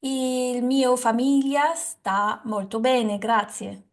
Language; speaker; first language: Italian; non-native, learner; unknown